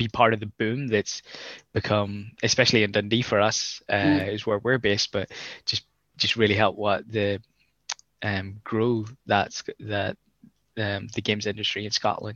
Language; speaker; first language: English; native; English